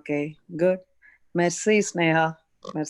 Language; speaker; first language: French; non-native, learner; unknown